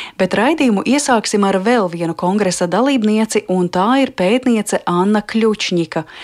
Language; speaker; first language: Latvian; native; Latvian